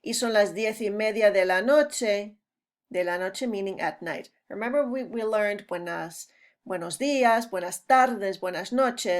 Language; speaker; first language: Spanish; non-native, fluent; English